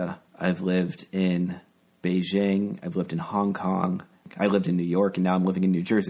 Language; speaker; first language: English; native; English